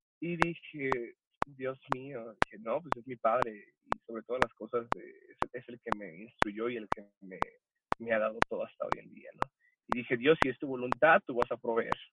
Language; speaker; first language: Spanish; early bilingual, heritage; Spanish